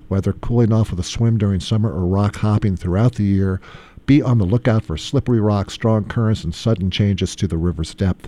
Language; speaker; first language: English; native; English